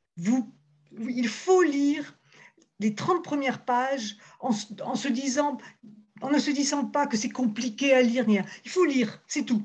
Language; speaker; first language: French; native; French